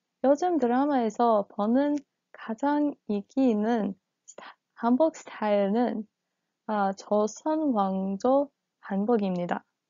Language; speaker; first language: Korean; non-native, learner; English